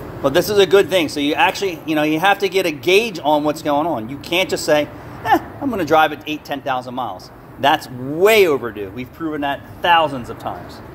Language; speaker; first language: English; native; English